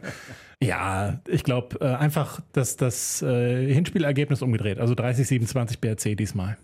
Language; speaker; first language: German; native; German